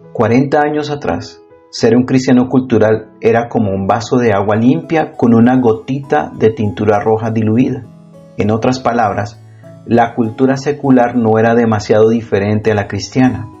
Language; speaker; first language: Spanish; native; Spanish